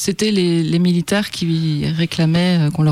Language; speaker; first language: French; native; French